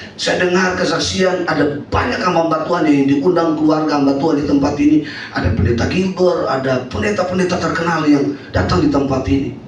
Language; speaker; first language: Indonesian; native; Indonesian